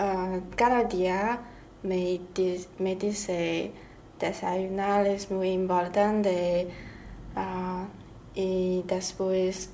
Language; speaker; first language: Spanish; non-native, learner; Chinese